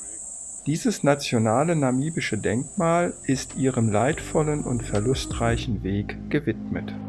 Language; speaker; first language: German; native; German